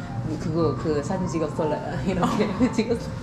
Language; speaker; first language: Korean; non-native, fluent; English